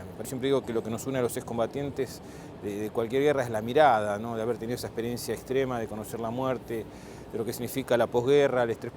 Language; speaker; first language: Spanish; native; Spanish